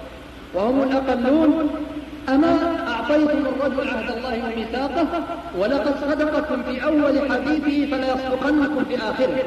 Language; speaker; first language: Arabic; native; Arabic